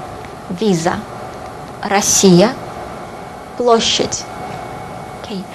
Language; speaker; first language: Russian; non-native, fluent; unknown